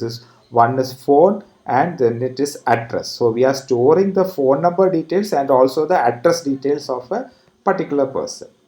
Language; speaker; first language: English; non-native, local second language; Malayalam